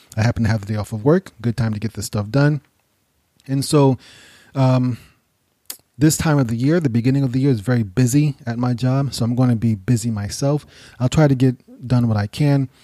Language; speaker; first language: English; native; English